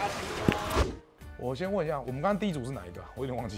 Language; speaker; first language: Chinese; native; Chinese